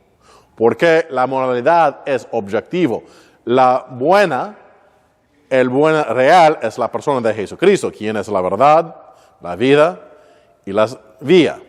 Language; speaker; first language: Spanish; non-native, learner; English